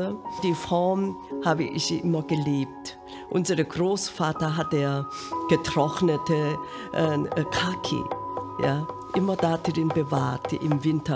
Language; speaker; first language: German; non-native, fluent; Korean